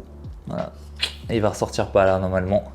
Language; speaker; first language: French; native; French